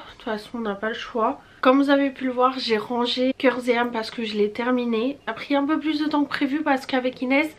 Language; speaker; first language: French; early bilingual, other home language; Portuguese